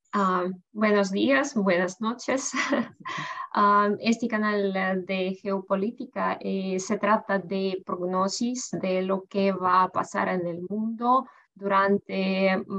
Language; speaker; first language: Spanish; non-native, fluent; Russian